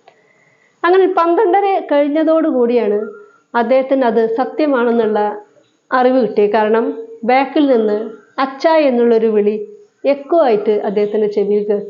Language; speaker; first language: Malayalam; native; Malayalam